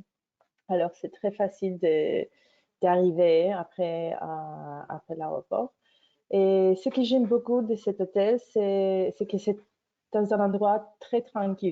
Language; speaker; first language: French; non-native, fluent; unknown